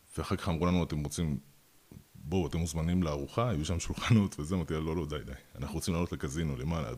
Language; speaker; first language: Hebrew; early bilingual, other home language; Russian